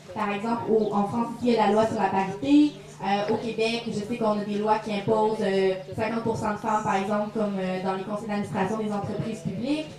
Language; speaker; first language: French; native; French